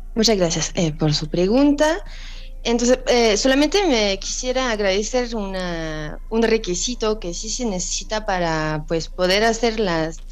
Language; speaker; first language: Spanish; non-native, fluent; French